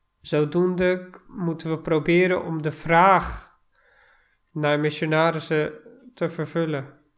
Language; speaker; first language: Dutch; non-native, fluent; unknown